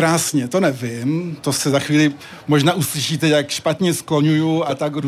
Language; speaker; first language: Czech; early bilingual, heritage; French